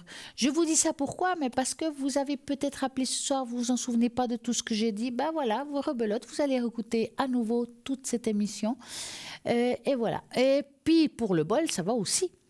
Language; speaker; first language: French; native; French